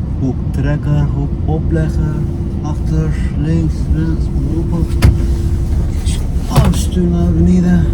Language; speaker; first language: Dutch; non-native, fluent; Turkish